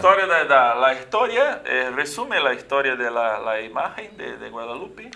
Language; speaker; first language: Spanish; non-native, learner; Portuguese